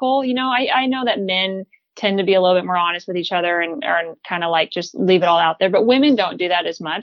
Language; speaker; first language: English; native; English